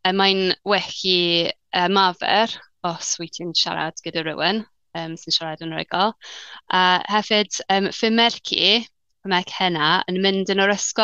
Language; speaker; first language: Welsh; non-native, learner; English